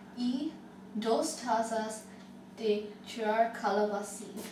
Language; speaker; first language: Spanish; non-native, learner; English